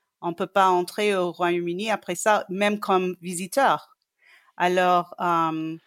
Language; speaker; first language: French; non-native, fluent; English